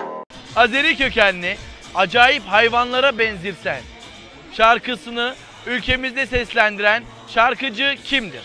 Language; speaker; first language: Turkish; native; Turkish